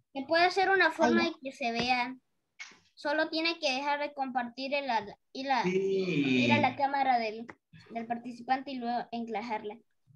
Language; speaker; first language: Spanish; native; Spanish